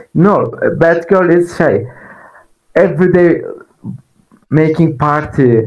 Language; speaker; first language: English; non-native, learner; Turkish